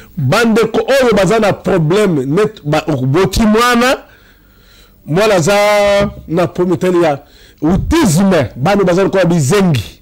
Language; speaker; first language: Lingala; non-native, local second language; Luba-Lulua